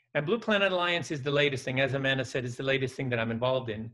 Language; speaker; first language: English; early bilingual, other home language; Dutch